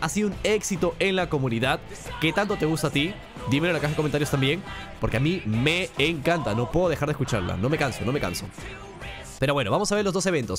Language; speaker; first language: Spanish; native; Spanish